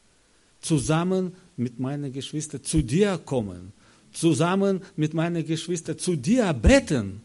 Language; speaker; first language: German; non-native, learner; Russian